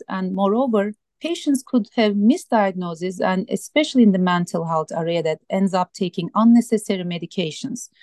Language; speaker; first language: English; non-native, fluent; Turkish